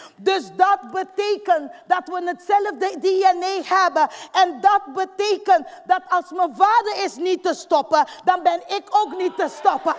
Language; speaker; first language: Dutch; non-native, fluent; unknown